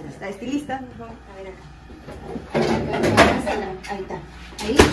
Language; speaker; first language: Spanish; native; Spanish